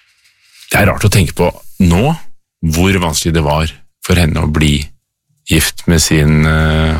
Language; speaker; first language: Norwegian; native; Norwegian